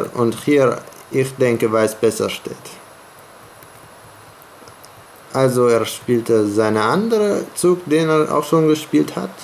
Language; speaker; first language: German; non-native, fluent; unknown